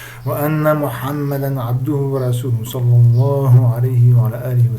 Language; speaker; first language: Arabic; non-native, fluent; French